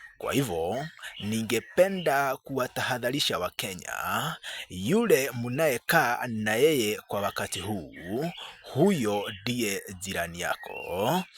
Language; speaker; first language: Swahili; non-native, local second language; Kikuyu